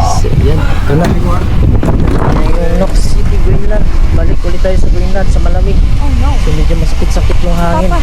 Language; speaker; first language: Filipino; non-native, local second language; Cebuano